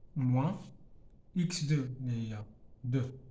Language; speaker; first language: French; non-native, local second language; Arabic